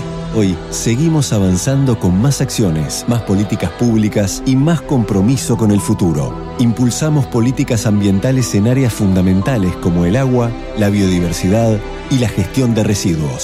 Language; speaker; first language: Spanish; native; Spanish